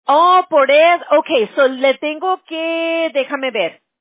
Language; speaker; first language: Spanish; early bilingual, heritage; Spanish